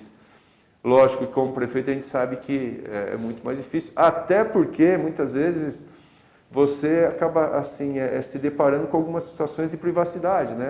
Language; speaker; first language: Portuguese; native; Portuguese